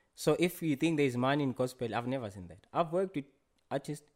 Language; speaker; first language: English; non-native, local second language; Swati